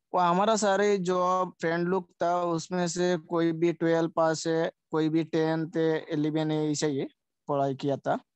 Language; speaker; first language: Hindi; non-native, local second language; Sylheti